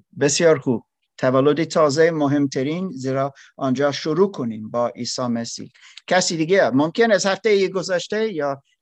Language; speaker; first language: Persian; non-native, learner; German